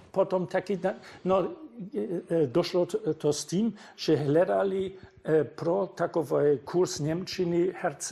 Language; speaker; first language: Czech; non-native, fluent; German